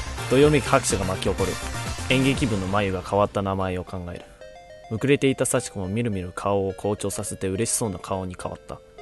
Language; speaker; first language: Japanese; early bilingual, heritage; Japanese